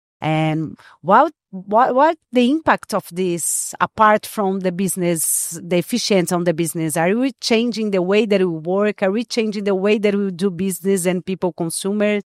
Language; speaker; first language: English; non-native, fluent; Portuguese